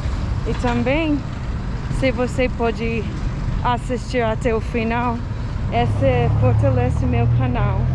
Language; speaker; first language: Portuguese; non-native, fluent; English